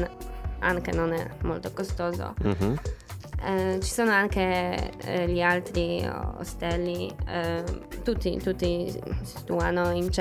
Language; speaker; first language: Italian; non-native, fluent; Polish